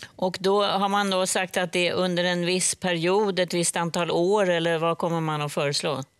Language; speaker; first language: Swedish; native; Swedish